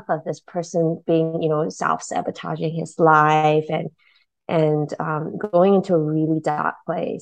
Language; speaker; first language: English; non-native, local second language; Chinese